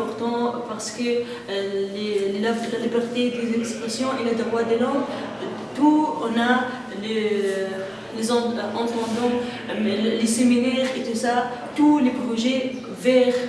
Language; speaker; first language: French; non-native, local second language; Arabic